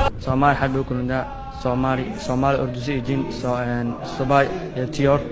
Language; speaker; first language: Turkish; non-native, learner; Somali